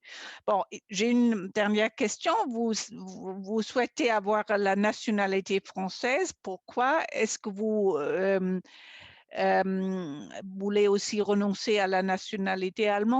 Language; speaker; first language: French; non-native, fluent; German